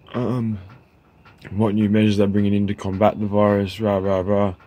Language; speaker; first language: English; native; English